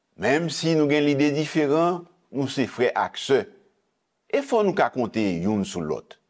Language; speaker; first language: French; non-native, local second language; Haitian Creole